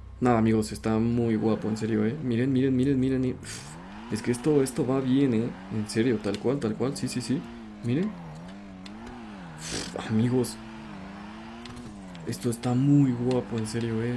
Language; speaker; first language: Spanish; native; Spanish